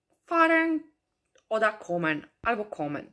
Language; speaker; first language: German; non-native, fluent; Polish